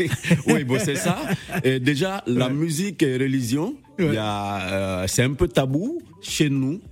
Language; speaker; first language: French; non-native, local second language; Bambara